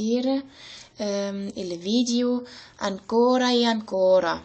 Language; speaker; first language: Italian; non-native, learner; German